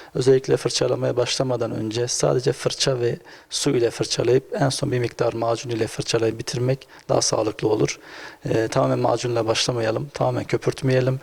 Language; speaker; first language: Turkish; native; Turkish